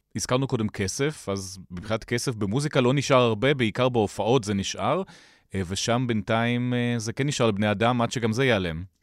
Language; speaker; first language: Hebrew; native; Hebrew